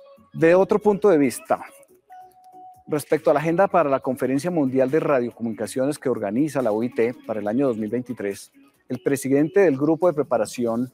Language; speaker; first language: Spanish; native; Spanish